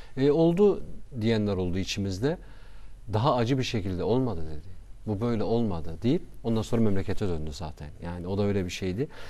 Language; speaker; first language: Turkish; native; Turkish